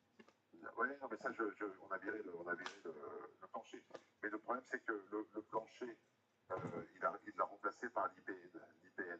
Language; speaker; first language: French; native; French